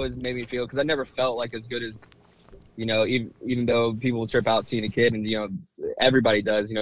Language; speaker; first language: English; native; English